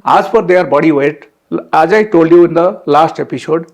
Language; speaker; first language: English; non-native, local second language; Telugu